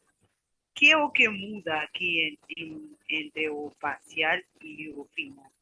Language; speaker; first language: Portuguese; non-native, learner; Spanish